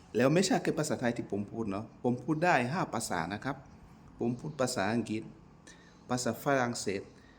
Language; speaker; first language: Thai; non-native, fluent; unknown